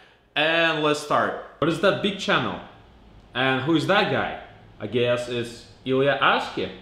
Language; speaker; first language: English; non-native, fluent; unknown